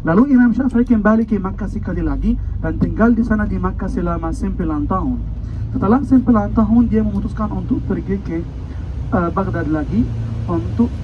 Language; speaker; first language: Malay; non-native, fluent; Arabic